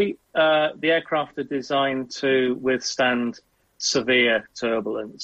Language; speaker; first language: English; native; English